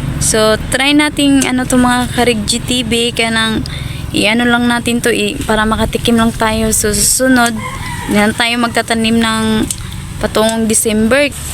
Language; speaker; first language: Filipino; non-native, local second language; Hiligaynon